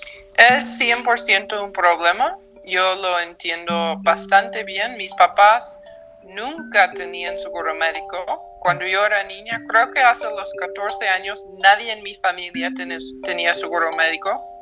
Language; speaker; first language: Spanish; non-native, fluent; English